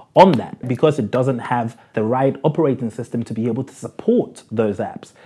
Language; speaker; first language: English; native; English